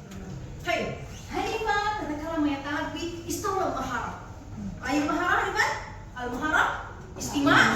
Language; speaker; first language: Arabic; non-native, learner; Indonesian